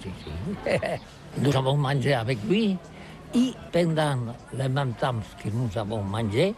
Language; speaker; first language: French; non-native, learner; Catalan